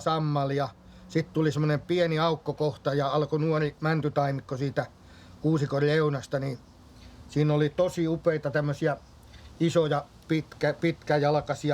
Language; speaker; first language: Finnish; native; Finnish